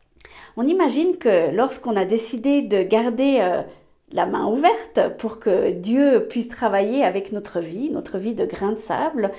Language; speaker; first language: French; native; French